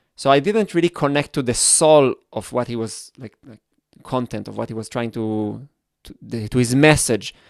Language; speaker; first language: English; non-native, fluent; Hebrew